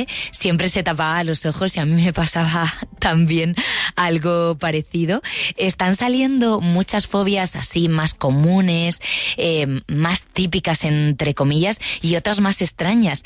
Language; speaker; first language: Spanish; native; Spanish